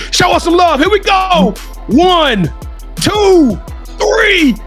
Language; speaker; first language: English; native; English